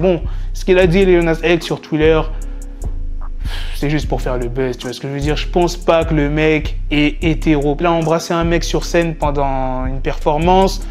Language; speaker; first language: French; native; French